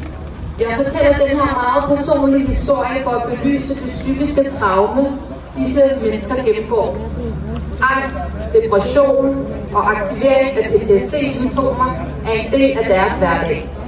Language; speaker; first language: Danish; early bilingual, other home language; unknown